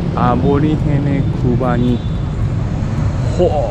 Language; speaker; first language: Spanish; non-native, learner; Japanese